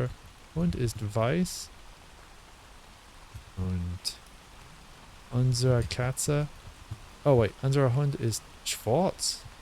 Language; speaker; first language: German; non-native, learner; English